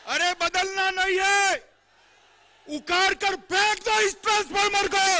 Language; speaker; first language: Hindi; non-native, local second language; Gujarati